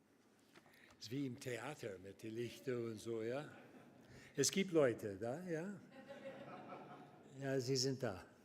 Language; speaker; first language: German; non-native, learner; English